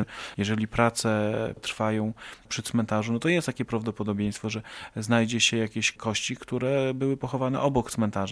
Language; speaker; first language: Polish; native; Polish